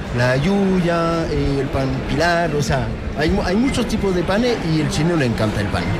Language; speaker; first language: Spanish; non-native, fluent; French